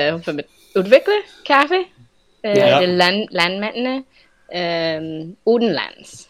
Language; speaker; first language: Danish; non-native, fluent; English